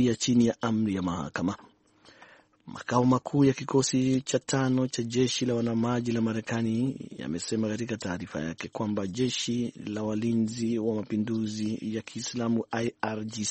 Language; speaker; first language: Swahili; non-native, local second language; Kikuyu